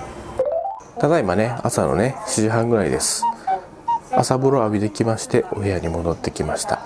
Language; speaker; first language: Japanese; native; Japanese